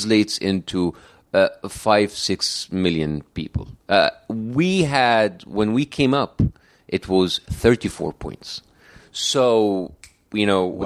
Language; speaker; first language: English; non-native, fluent; Arabic